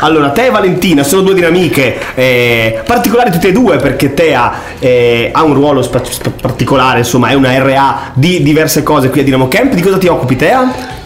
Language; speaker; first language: Italian; native; Italian